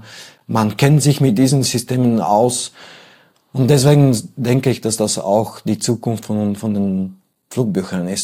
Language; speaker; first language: German; non-native, fluent; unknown